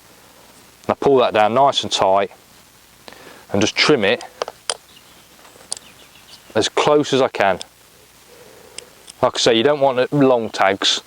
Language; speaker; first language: English; native; English